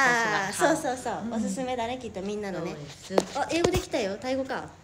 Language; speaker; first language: Japanese; native; Japanese